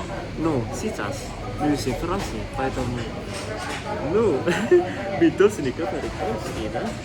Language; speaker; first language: Russian; non-native, learner; Indonesian